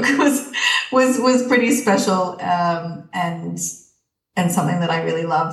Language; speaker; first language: English; native; English